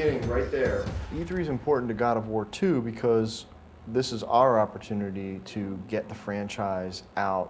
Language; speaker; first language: English; native; English